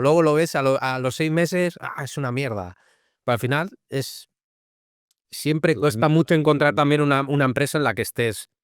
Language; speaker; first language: Spanish; native; Spanish